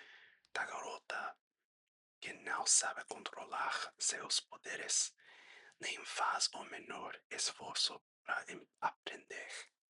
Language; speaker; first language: Portuguese; non-native, learner; English